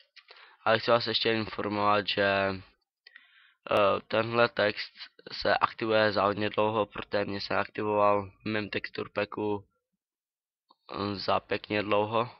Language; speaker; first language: Czech; native; Czech